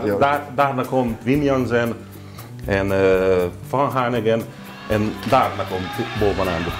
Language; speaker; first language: Dutch; non-native, learner; Hungarian